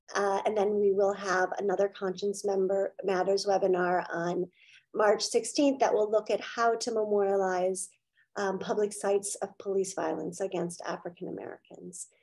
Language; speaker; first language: English; native; English